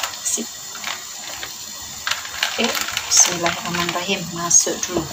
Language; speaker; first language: Indonesian; non-native, local second language; Javanese